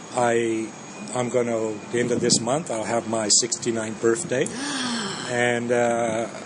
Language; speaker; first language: English; early bilingual, other home language; Danish